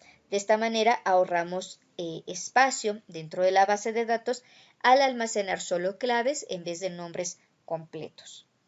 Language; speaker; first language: Spanish; native; Spanish